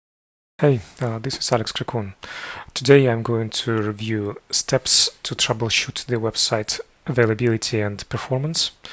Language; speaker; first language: English; non-native, fluent; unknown